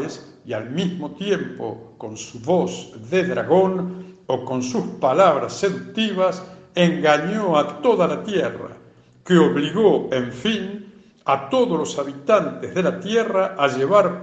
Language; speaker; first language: Spanish; native; Spanish